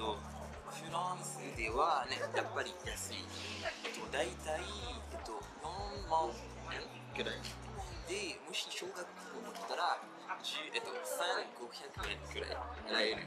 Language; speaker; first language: Japanese; non-native, learner; French